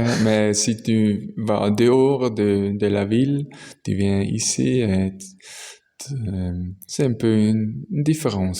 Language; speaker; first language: French; non-native, local second language; German